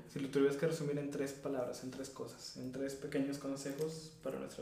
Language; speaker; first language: Spanish; native; Spanish